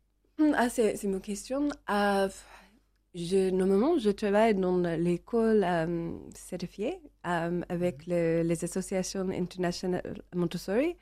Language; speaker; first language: French; non-native, learner; English